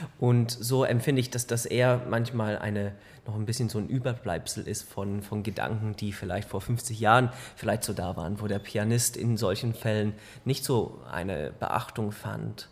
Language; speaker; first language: German; early bilingual, heritage; German